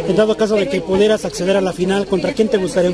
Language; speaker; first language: Spanish; native; Spanish